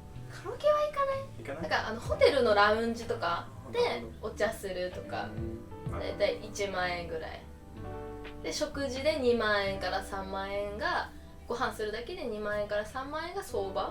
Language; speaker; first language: Japanese; native; Japanese